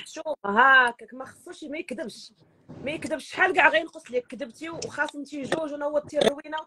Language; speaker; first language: Arabic; native; Arabic